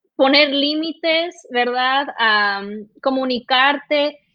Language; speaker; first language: Spanish; early bilingual, heritage; Spanish